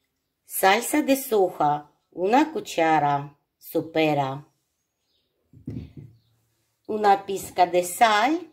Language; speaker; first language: Spanish; non-native, learner; Ukrainian